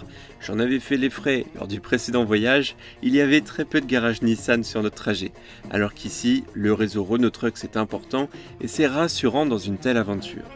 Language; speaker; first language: French; native; French